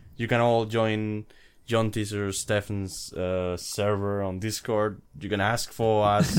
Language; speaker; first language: English; non-native, fluent; Spanish